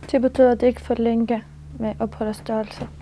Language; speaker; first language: Danish; non-native, learner; Arabic